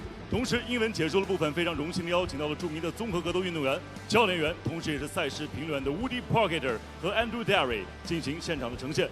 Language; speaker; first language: Chinese; native; Chinese